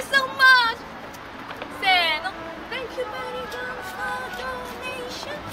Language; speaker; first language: English; non-native, learner; Korean